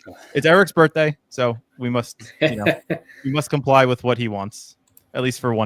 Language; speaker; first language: English; native; English